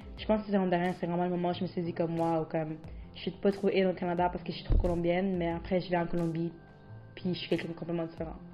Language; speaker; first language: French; early bilingual, other home language; Spanish